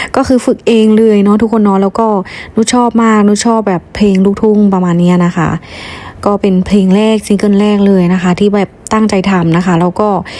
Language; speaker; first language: Thai; non-native, fluent; Lao